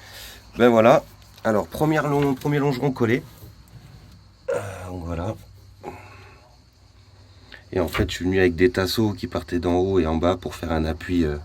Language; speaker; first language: French; native; French